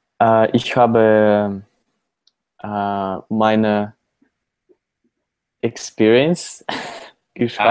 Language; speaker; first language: German; non-native, learner; Russian